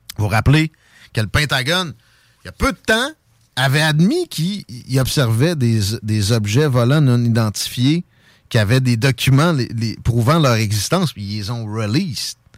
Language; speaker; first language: French; native; French